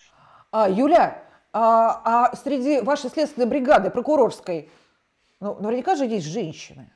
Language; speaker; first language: Russian; native; Russian